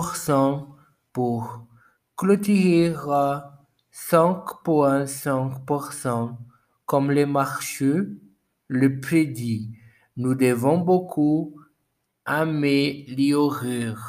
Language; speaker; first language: French; non-native, learner; Portuguese